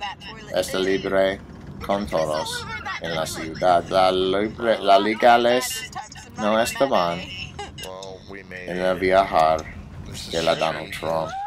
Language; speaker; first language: Spanish; non-native, learner; English